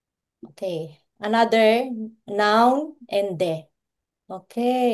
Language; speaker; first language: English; non-native, local second language; Filipino